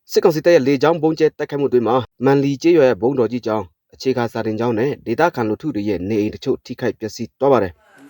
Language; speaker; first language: Burmese; non-native, local second language; Shwe Palaung